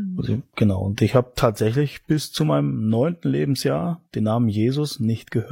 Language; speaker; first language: German; native; German